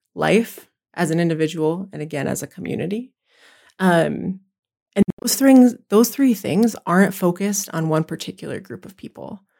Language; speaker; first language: English; native; English